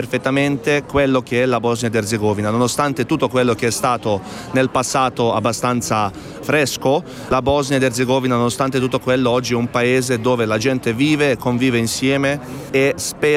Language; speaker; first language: Italian; non-native, fluent; Bosnian